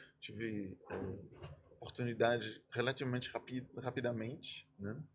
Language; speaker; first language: Portuguese; non-native, fluent; French